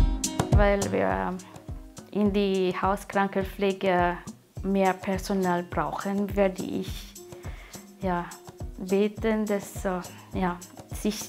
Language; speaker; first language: German; non-native, fluent; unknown